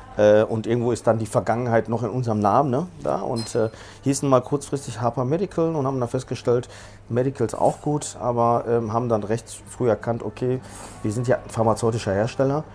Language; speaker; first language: German; early bilingual, other home language; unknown